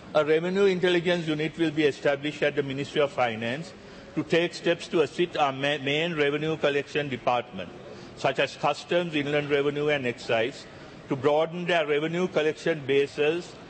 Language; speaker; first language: English; non-native, local second language; Sinhala